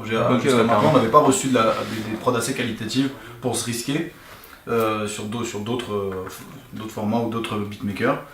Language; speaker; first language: French; native; French